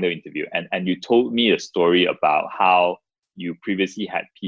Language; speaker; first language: English; non-native, local second language; Chinese